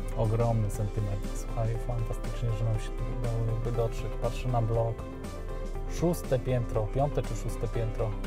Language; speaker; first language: Polish; early bilingual, heritage; Polish